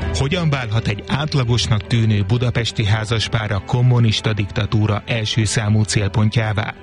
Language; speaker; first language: Hungarian; native; Hungarian